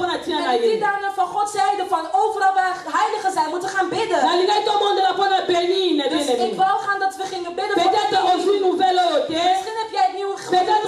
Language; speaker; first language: Dutch; non-native, learner; French